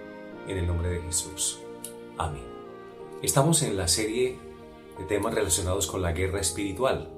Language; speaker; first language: Spanish; native; Spanish